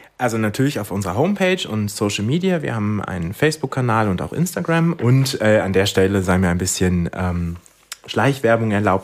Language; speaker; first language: German; native; German